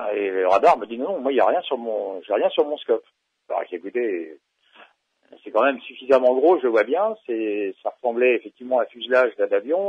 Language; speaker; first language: French; native; French